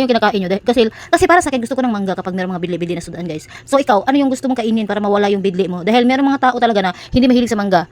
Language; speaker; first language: Filipino; non-native, local second language; Cebuano